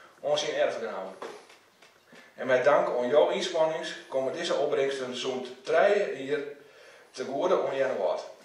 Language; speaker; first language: Dutch; non-native, local second language; Western Frisian